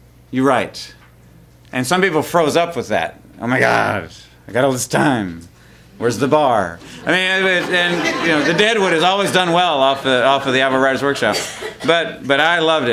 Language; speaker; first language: English; early bilingual, other home language; Spanish